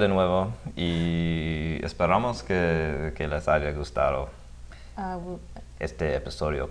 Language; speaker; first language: Spanish; non-native, fluent; English